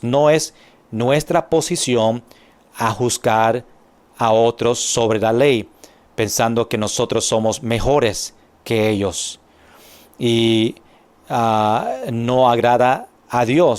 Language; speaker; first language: Spanish; non-native, fluent; English